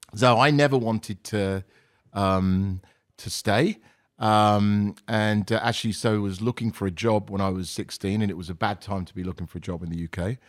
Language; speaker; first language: English; native; English